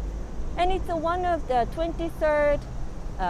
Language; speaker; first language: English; non-native, fluent; Japanese